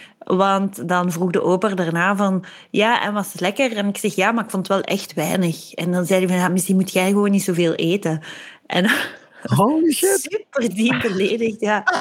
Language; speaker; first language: Dutch; native; Dutch